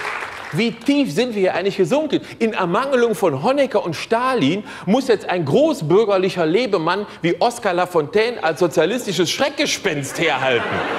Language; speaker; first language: German; native; German